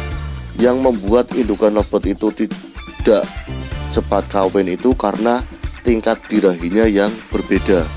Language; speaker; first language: Indonesian; native; Indonesian